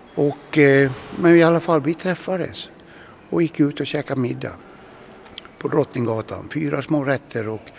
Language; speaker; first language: Swedish; native; Swedish